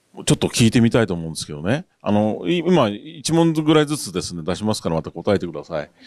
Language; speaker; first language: Japanese; native; Japanese